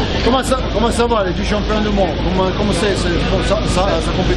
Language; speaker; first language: French; non-native, fluent; Italian